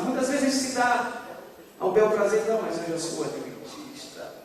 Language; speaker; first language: Portuguese; native; Portuguese